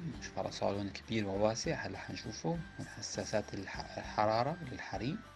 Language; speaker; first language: Arabic; native; Arabic